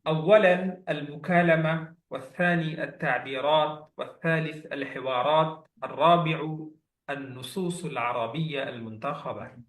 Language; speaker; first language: Arabic; non-native, fluent; Bangla